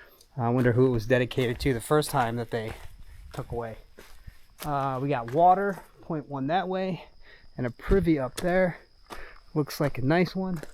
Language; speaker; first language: English; native; English